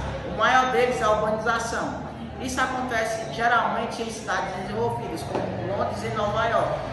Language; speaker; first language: Portuguese; native; Portuguese